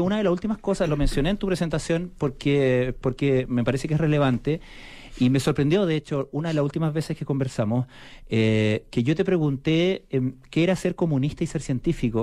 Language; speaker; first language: Spanish; native; Spanish